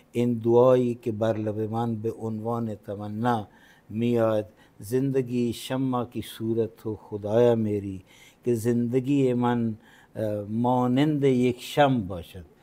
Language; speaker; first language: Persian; non-native, fluent; Punjabi